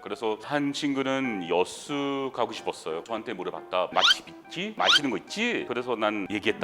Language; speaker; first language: Korean; non-native, learner; English